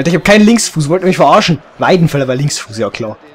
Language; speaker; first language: German; native; German